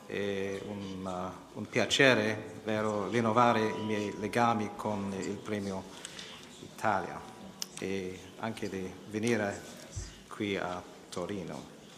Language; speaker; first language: Italian; non-native, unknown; English